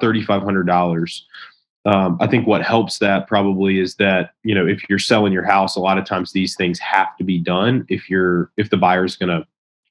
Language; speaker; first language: English; native; English